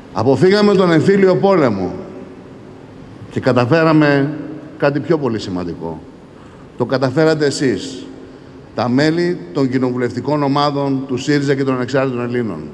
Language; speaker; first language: Greek; native; Greek